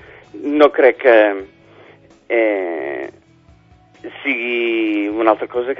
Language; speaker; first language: Catalan; non-native, fluent; English